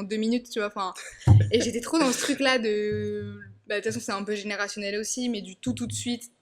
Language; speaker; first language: French; native; French